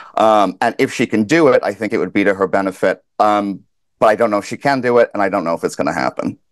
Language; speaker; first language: English; native; English